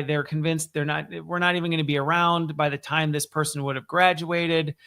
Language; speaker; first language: English; native; English